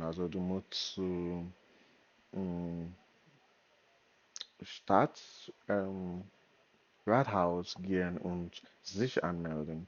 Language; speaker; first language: German; non-native, learner; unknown